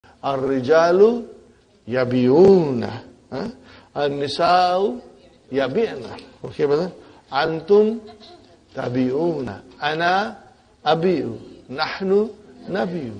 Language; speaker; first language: Arabic; non-native, fluent; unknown